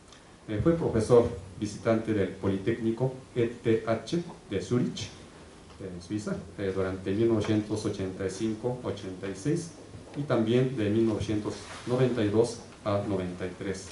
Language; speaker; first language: Spanish; native; Spanish